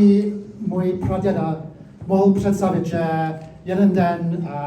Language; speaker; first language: Czech; early bilingual, heritage; English